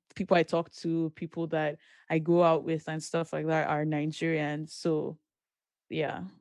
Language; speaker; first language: English; non-native, local second language; Yoruba